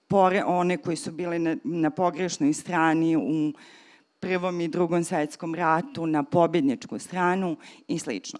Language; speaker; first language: Serbian; native; Serbian